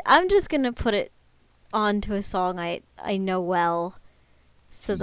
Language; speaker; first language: English; native; English